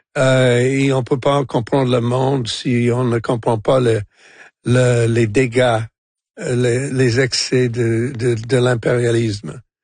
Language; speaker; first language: French; non-native, local second language; English